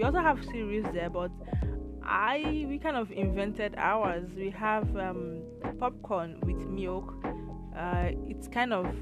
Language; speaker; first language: English; non-native, local second language; Igbo